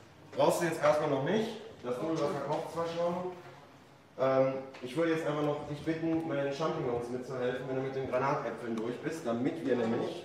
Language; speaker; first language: German; native; German